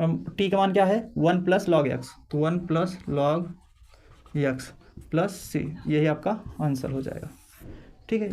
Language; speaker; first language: Hindi; native; Hindi